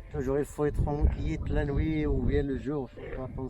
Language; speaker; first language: French; non-native, learner; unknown